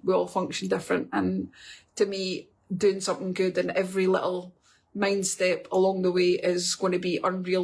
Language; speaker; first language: English; native; English